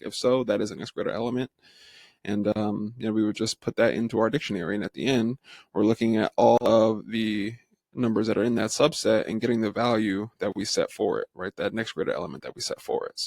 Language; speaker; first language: English; native; English